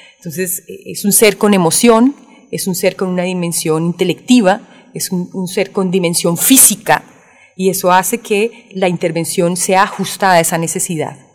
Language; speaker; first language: Spanish; native; Spanish